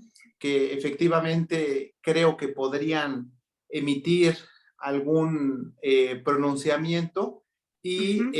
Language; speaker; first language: Spanish; native; Spanish